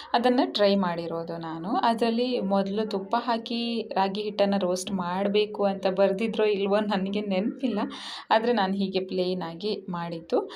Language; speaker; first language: Kannada; non-native, local second language; Tulu